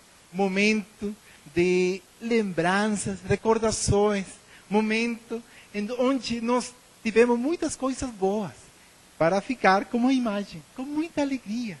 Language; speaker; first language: Portuguese; non-native, learner; Spanish